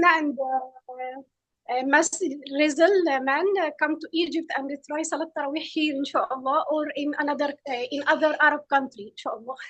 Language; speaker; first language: English; non-native, fluent; Arabic